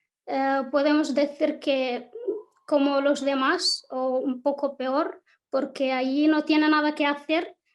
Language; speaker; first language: Spanish; non-native, local second language; Arabic